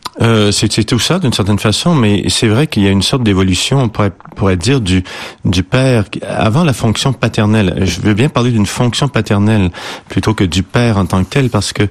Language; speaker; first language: French; native; French